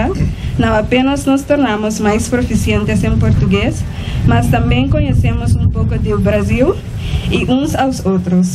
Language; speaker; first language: Portuguese; non-native, learner; Papiamento